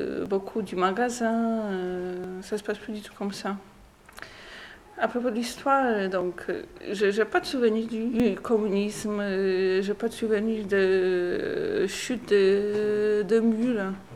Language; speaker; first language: French; non-native, fluent; Polish